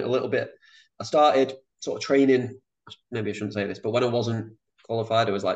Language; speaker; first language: English; native; English